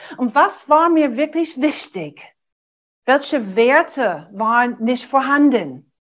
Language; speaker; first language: German; non-native, fluent; English